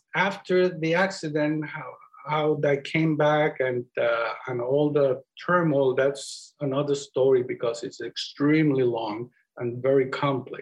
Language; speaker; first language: English; non-native, fluent; Spanish